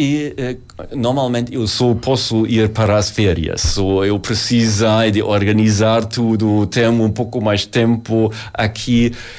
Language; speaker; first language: Portuguese; non-native, learner; German